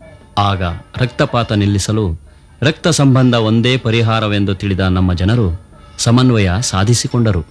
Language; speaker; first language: Kannada; native; Kannada